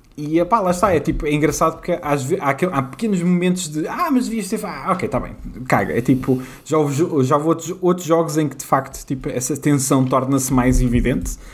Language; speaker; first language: Portuguese; native; Portuguese